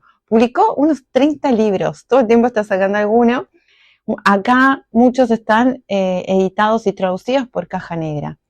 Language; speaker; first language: Spanish; native; Spanish